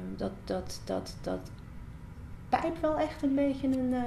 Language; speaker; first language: Dutch; native; Dutch